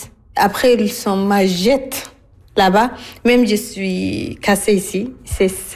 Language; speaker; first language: French; non-native, learner; Arabic